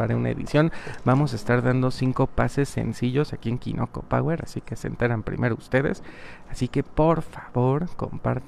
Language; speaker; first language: Spanish; native; Spanish